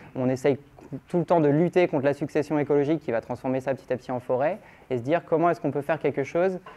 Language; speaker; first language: French; native; French